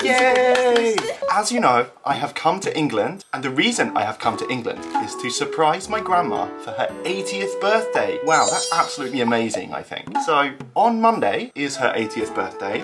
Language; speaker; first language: English; native; English